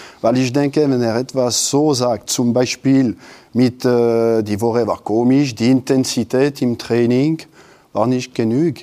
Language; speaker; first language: German; non-native, local second language; French